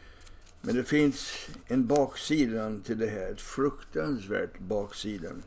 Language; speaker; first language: Swedish; non-native, fluent; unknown